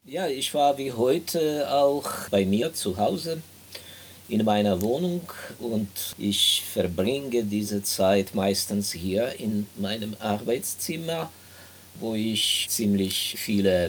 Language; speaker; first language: German; non-native, fluent; Ukrainian